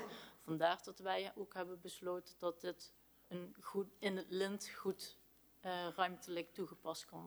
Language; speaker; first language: Dutch; native; Dutch